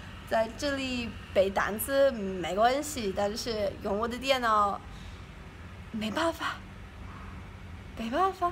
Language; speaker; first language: Chinese; non-native, learner; English